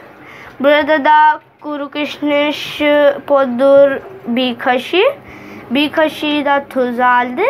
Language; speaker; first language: Turkish; non-native, fluent; Urdu